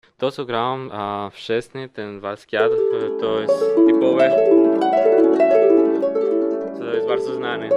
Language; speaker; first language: Polish; non-native, learner; Spanish